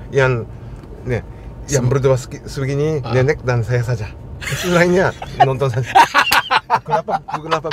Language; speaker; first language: Indonesian; non-native, fluent; Japanese